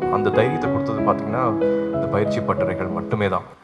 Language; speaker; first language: Tamil; native; Tamil